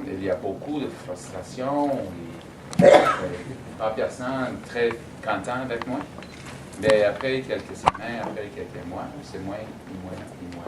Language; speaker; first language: French; non-native, learner; English